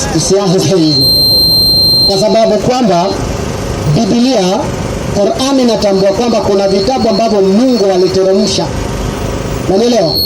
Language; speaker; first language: Swahili; non-native, local second language; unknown